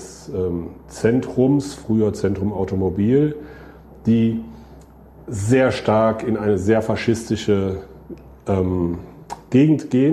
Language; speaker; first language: German; native; German